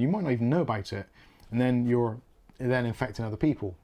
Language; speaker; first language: English; native; English